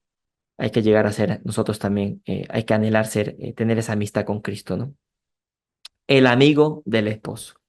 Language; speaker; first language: Spanish; native; Spanish